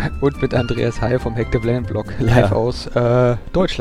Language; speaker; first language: German; native; German